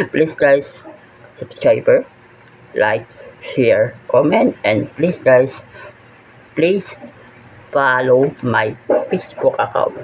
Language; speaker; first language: English; non-native, learner; Hiligaynon